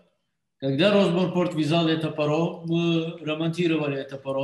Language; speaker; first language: Russian; non-native, learner; Turkish